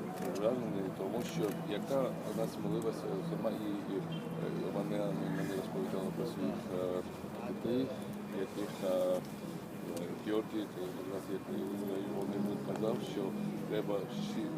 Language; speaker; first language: Ukrainian; non-native, learner; Georgian